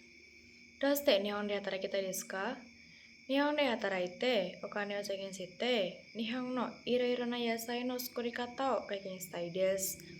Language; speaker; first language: Japanese; non-native, learner; Indonesian